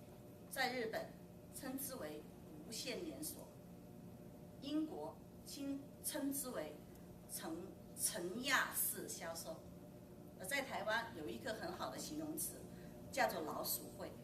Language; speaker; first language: Chinese; native; Chinese